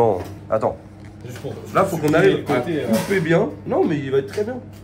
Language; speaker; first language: French; native; French